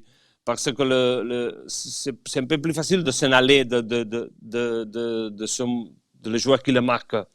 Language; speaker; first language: French; non-native, fluent; Catalan